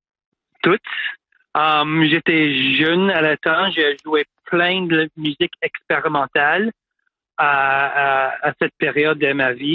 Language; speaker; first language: French; non-native, local second language; English